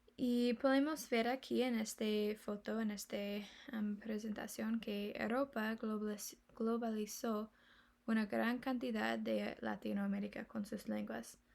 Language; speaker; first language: Spanish; non-native, learner; English